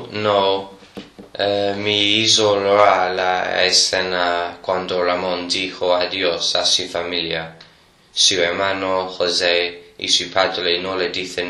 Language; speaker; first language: Spanish; non-native, learner; English